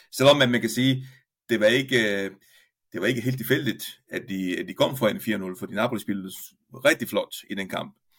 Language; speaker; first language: Danish; non-native, fluent; Italian